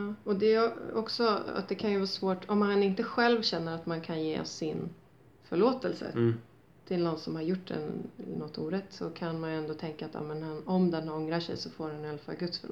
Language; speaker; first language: Swedish; native; Swedish